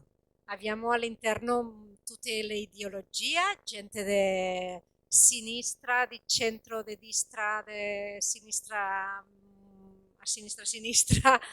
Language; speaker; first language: Italian; non-native, fluent; Catalan